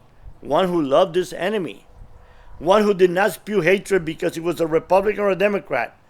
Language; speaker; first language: English; early bilingual, other home language; Spanish